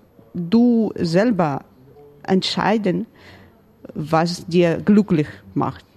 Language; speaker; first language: German; non-native, learner; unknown